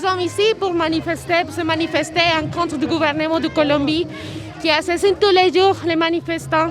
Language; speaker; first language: French; non-native, fluent; Spanish